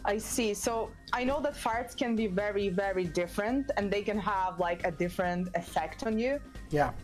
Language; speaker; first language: English; non-native, fluent; Russian